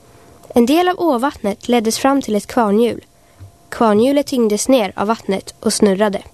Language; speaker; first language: Swedish; native; Swedish